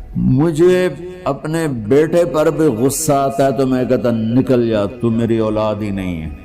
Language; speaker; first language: Urdu; non-native, local second language; Punjabi